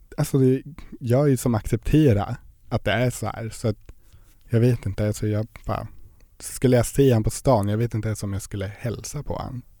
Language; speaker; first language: Swedish; native; Swedish